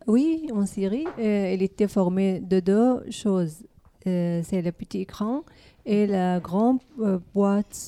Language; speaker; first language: French; non-native, learner; Arabic